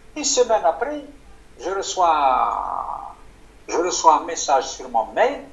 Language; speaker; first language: French; non-native, local second language; Arabic